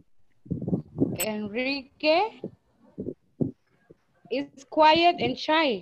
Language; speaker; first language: English; non-native, learner; Spanish